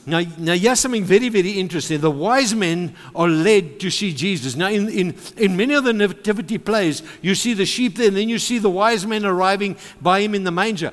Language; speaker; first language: English; non-native, local second language; Afrikaans